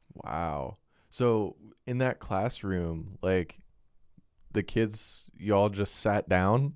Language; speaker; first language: English; native; English